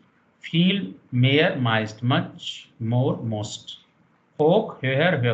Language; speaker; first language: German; non-native, fluent; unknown